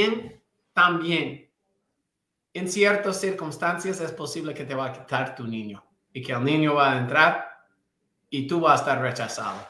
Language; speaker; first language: Spanish; non-native, fluent; English